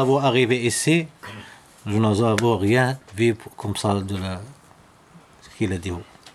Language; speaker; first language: French; non-native, learner; Arabic